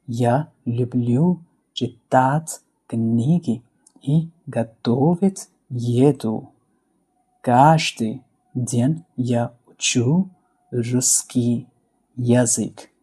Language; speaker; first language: Russian; non-native, fluent; Hindi